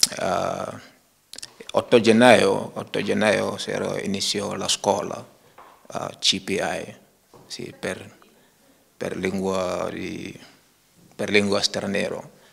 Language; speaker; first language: Italian; non-native, learner; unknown